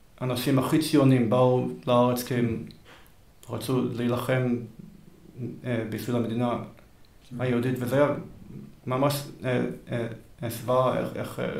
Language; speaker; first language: Hebrew; early bilingual, heritage; Hebrew